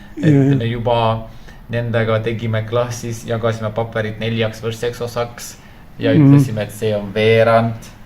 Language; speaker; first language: Estonian; non-native, fluent; Turkish